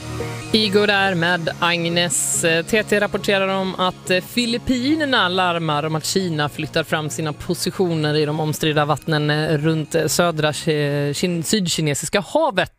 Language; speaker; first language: Swedish; native; Swedish